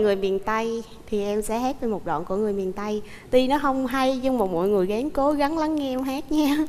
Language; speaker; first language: Vietnamese; native; Vietnamese